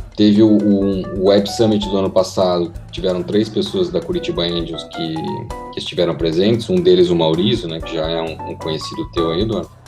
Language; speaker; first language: Portuguese; native; Portuguese